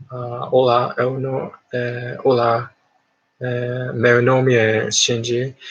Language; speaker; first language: Portuguese; non-native, learner; Japanese